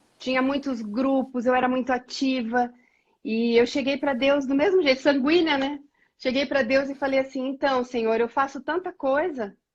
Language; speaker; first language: Portuguese; native; Portuguese